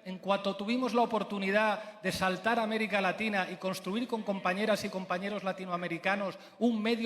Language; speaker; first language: Spanish; native; Spanish